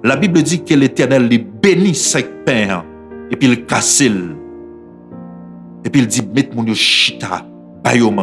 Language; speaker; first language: French; non-native, local second language; Haitian Creole